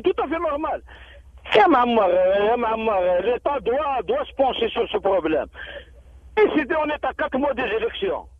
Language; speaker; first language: French; non-native, local second language; Arabic